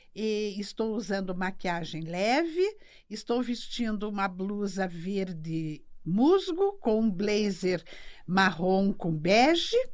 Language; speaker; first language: Portuguese; native; Portuguese